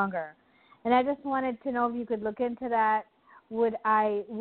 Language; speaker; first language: English; native; English